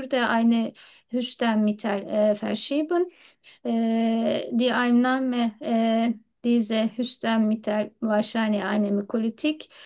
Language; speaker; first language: German; non-native, learner; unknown